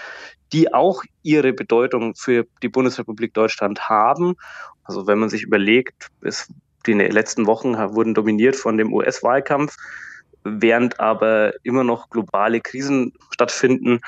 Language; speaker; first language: German; native; German